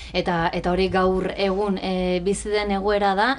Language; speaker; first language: Basque; native; Basque